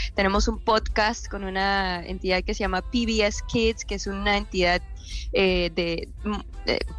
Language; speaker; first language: Spanish; early bilingual, heritage; Spanish